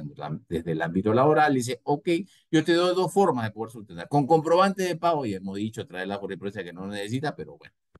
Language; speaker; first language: Spanish; native; Spanish